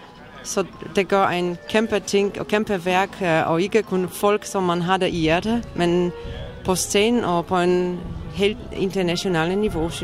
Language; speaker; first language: Danish; non-native, fluent; Polish